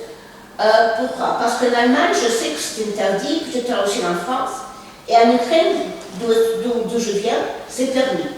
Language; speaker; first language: French; non-native, fluent; Russian